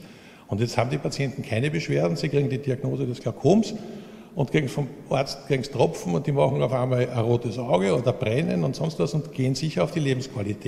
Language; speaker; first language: German; native; German